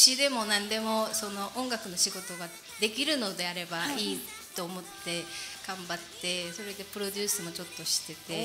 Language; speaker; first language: Japanese; non-native, fluent; Korean